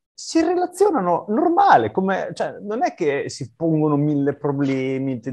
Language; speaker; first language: Italian; native; Italian